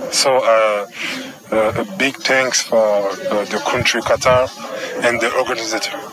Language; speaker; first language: English; non-native, learner; French